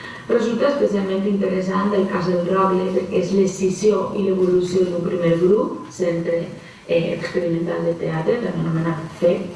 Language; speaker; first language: Catalan; native; Catalan